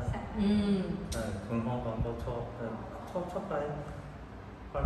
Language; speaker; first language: Thai; non-native, learner; Cantonese